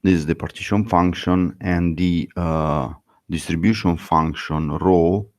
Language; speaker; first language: English; non-native, fluent; Italian